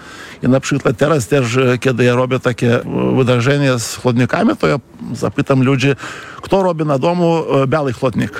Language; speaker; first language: Polish; non-native, fluent; Lithuanian